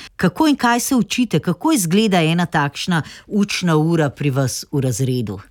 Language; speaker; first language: Slovenian; native; Slovenian